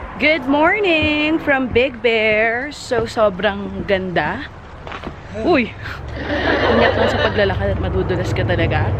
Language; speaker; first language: Filipino; native; Filipino